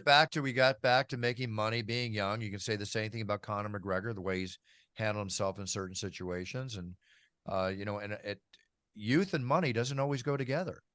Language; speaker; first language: English; native; English